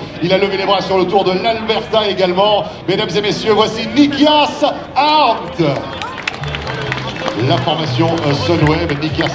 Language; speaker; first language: French; native; French